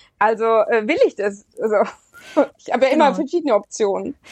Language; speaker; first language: German; native; German